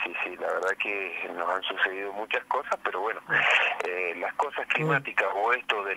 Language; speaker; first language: Spanish; native; Spanish